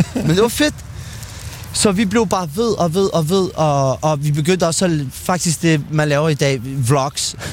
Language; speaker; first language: Danish; early bilingual, other home language; Albanian